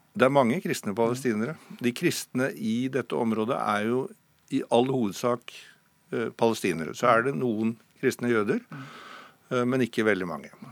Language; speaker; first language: Norwegian; native; Norwegian